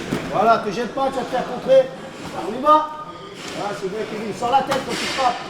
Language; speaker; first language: French; native; French